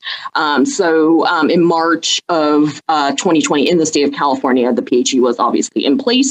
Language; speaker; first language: English; early bilingual, other home language; Cantonese